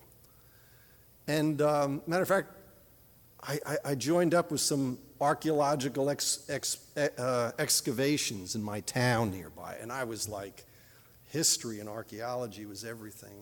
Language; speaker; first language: English; native; English